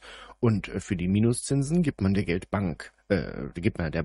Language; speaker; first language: German; native; German